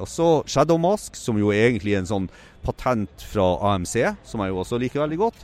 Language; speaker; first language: Norwegian; native; Norwegian